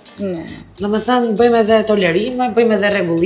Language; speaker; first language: Albanian; native; Albanian